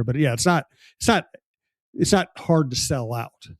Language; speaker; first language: English; native; English